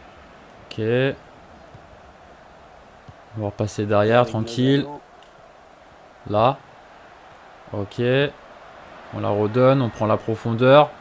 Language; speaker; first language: French; native; French